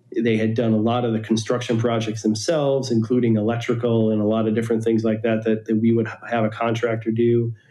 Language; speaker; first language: English; native; English